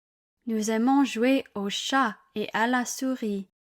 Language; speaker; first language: French; non-native, learner; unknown